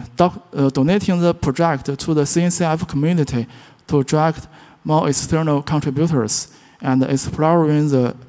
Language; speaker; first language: English; non-native, learner; Chinese